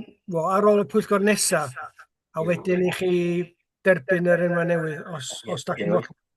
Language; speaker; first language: Welsh; native; Welsh